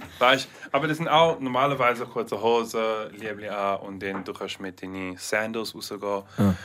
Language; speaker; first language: German; non-native, learner; English